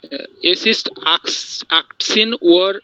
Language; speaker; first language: German; non-native, learner; Bangla